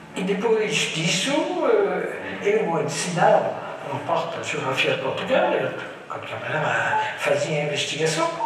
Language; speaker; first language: Portuguese; non-native, fluent; French